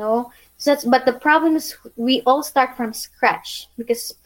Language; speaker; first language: English; non-native, local second language; Cebuano